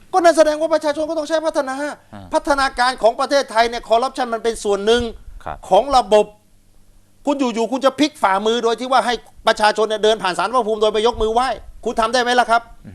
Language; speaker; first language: Thai; native; Thai